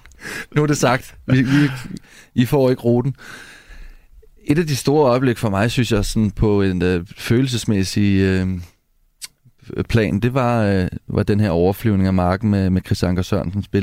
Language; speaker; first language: Danish; native; Danish